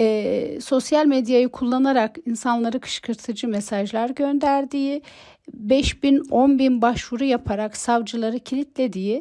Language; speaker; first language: Turkish; native; Turkish